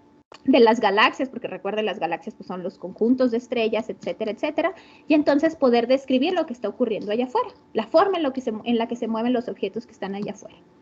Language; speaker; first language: Spanish; native; Spanish